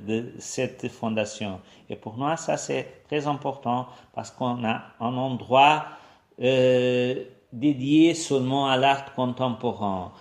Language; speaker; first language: French; non-native, fluent; Portuguese